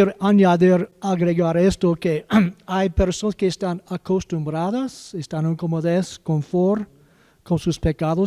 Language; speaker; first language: Spanish; non-native, learner; English